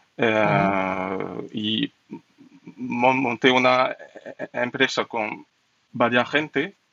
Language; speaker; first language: Spanish; non-native, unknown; French